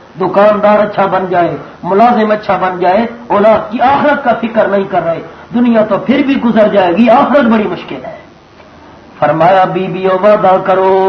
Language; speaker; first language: Urdu; non-native, local second language; Pashto